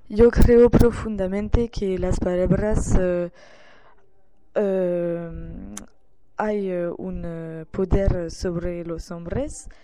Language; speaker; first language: Spanish; non-native, learner; French